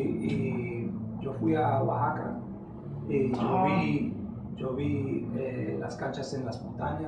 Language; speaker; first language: Spanish; early bilingual, heritage; English